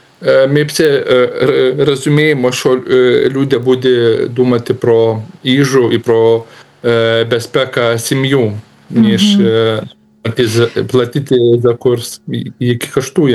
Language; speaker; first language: Ukrainian; non-native, learner; Lithuanian